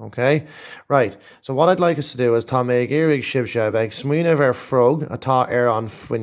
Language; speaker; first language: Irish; non-native, local second language; English